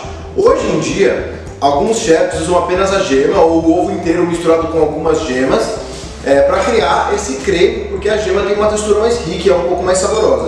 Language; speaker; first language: Portuguese; native; Portuguese